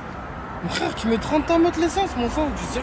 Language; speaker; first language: French; native; French